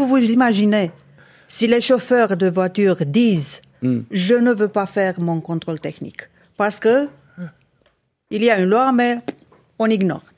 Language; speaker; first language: French; non-native, fluent; Romanian